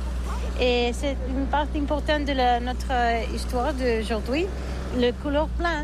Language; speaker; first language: French; non-native, learner; Catalan